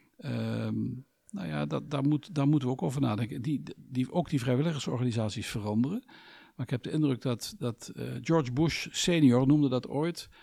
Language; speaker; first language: Dutch; native; Dutch